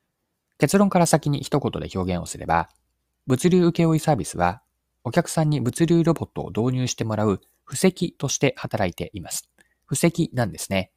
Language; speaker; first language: Japanese; native; Japanese